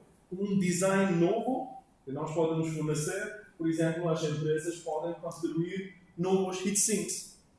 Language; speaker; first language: Portuguese; non-native, learner; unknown